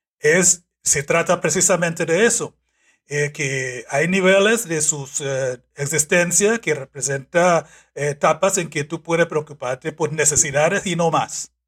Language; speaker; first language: Spanish; non-native, fluent; English